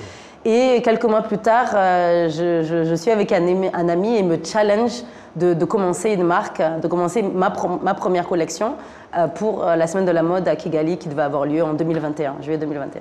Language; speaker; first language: French; native; French